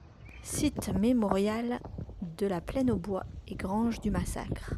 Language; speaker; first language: French; native; French